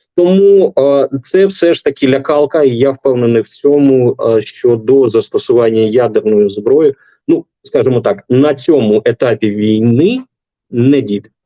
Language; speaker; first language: Ukrainian; non-native, local second language; Russian